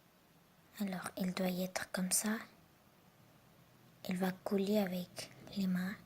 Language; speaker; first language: French; non-native, learner; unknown